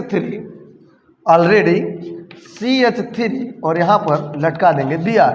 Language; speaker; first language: Hindi; native; Hindi